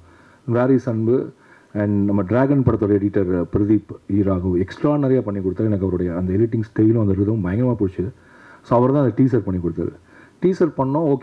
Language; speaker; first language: Tamil; native; Tamil